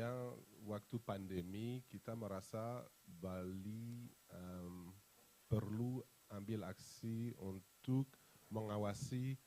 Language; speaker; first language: Indonesian; non-native, fluent; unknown